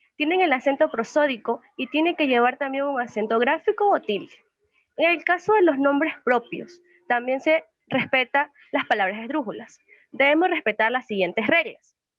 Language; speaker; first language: Spanish; native; Spanish